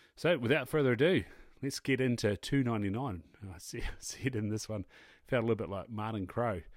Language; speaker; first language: English; native; English